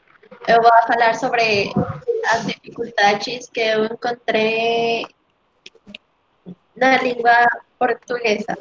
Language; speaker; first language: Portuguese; non-native, learner; Spanish